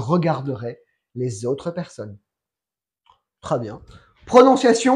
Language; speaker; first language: French; non-native, fluent; Spanish